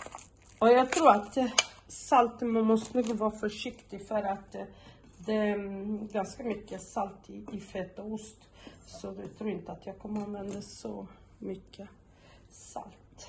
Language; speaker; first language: Swedish; non-native, fluent; Portuguese